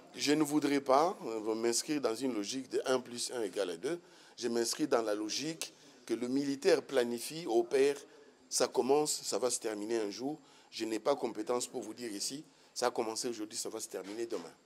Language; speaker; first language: French; non-native, local second language; Swahili